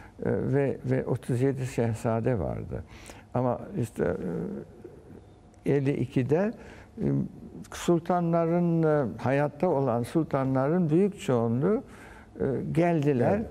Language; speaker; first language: Turkish; early bilingual, heritage; Turkish